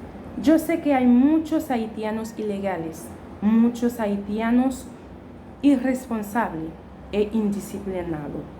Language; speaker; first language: Spanish; non-native, fluent; Haitian Creole